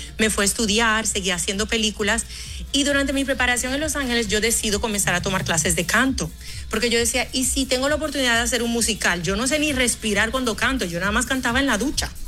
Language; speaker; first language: Spanish; early bilingual, other home language; Haitian Creole